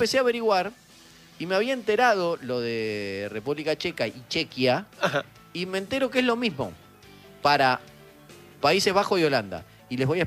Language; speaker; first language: Spanish; native; Spanish